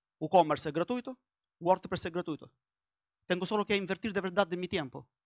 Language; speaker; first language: Spanish; non-native, learner; Italian